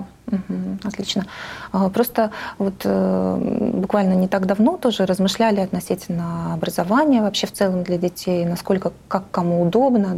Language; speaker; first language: Russian; native; Russian